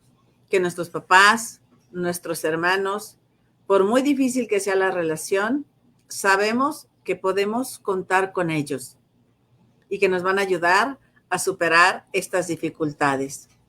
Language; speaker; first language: Spanish; native; Spanish